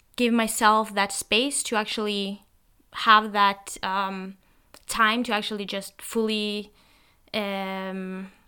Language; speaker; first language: English; non-native, fluent; Norwegian